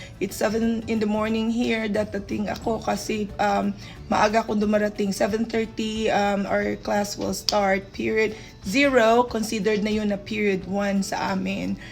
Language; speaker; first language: Filipino; non-native, local second language; Hiligaynon